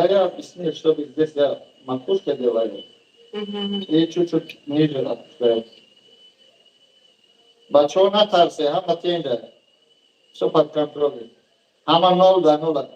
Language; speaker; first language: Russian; non-native, local second language; Tajik